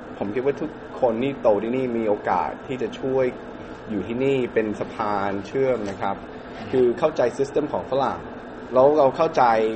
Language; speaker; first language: Thai; early bilingual, other home language; English